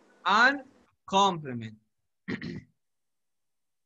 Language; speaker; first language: English; non-native, learner; Spanish